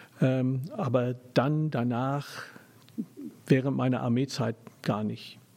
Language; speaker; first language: German; non-native, fluent; English